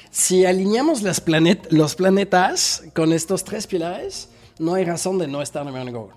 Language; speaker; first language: Spanish; non-native, fluent; French